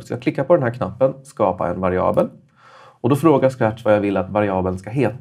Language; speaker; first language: Swedish; native; Swedish